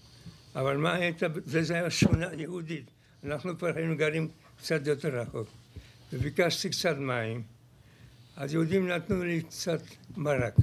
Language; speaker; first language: Hebrew; non-native, fluent; Polish